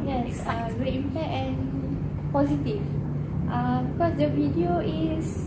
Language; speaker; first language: English; non-native, learner; Malay